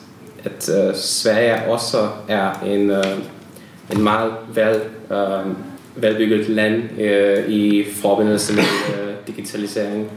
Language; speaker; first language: Danish; non-native, learner; Hungarian